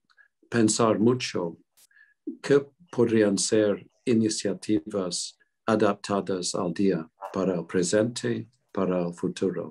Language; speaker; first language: Spanish; non-native, fluent; English